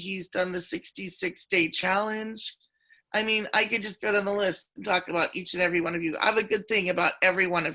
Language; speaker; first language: English; native; English